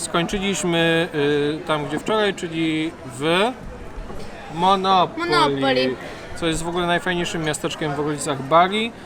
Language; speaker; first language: Polish; native; Polish